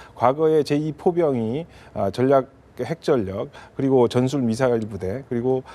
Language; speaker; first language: Korean; native; Korean